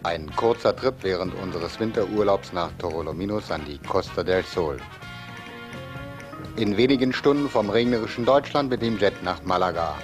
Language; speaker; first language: German; native; German